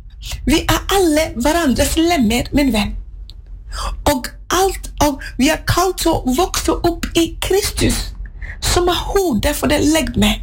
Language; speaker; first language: Norwegian; non-native, fluent; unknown